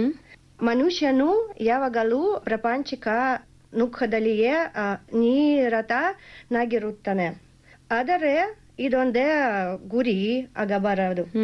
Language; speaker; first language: Kannada; non-native, learner; Russian